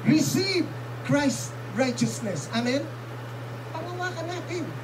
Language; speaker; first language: English; non-native, local second language; Filipino